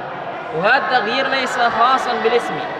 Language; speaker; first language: Arabic; non-native, fluent; Indonesian